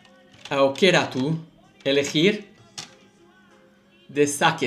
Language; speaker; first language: Basque; non-native, learner; English